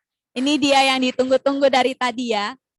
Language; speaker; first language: Indonesian; native; Indonesian